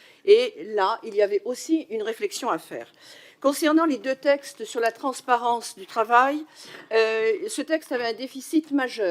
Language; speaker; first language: French; native; French